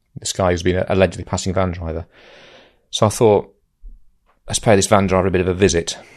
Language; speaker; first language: English; native; English